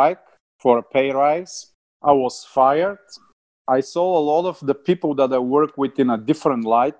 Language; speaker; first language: English; non-native, fluent; Bulgarian